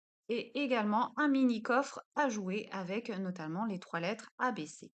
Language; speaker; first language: French; native; French